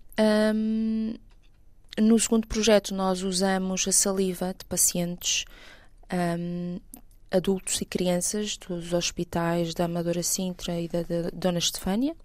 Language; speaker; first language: Portuguese; non-native, local second language; Kabuverdianu